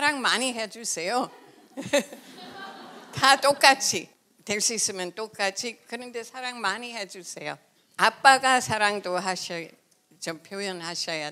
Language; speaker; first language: Korean; non-native, fluent; English